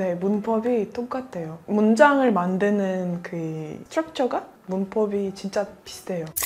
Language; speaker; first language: Korean; non-native, fluent; Turkmen